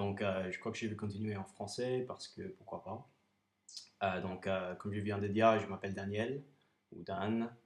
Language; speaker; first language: French; non-native, fluent; English